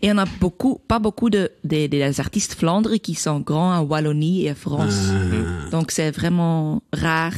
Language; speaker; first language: French; non-native, learner; Dutch